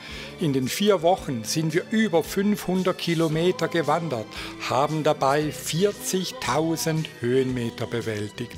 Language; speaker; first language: German; native; German